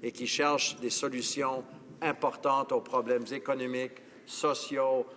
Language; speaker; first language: French; non-native, local second language; English